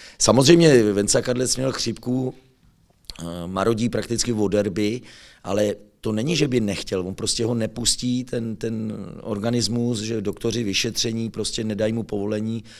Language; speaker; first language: Czech; native; Czech